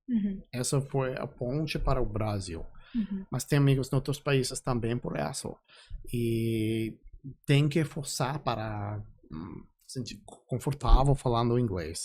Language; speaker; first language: Portuguese; non-native, fluent; English